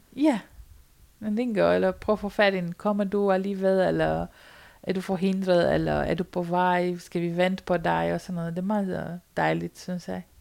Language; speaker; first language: Danish; non-native, fluent; Romanian